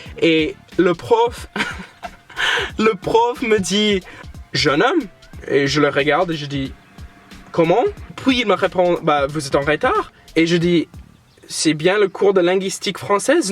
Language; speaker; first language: French; non-native, fluent; English